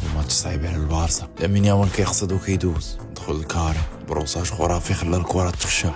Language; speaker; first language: Arabic; native; Arabic